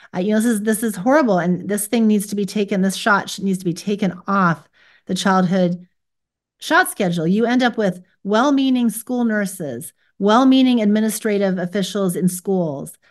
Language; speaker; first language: English; native; English